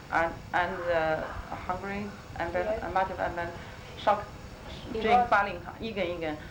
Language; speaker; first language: English; non-native, learner; Chinese